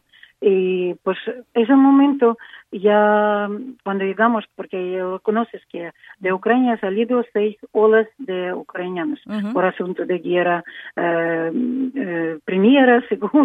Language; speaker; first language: Spanish; non-native, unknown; Ukrainian